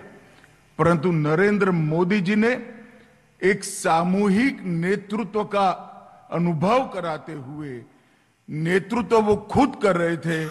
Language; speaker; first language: Hindi; non-native, local second language; Gujarati